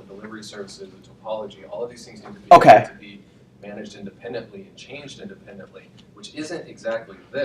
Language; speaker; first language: English; native; English